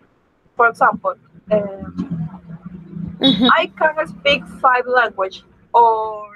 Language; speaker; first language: English; non-native, learner; Spanish